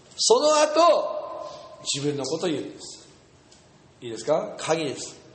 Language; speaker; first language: Japanese; non-native, fluent; English